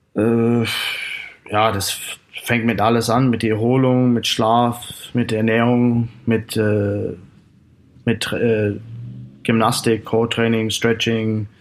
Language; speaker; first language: German; non-native, fluent; English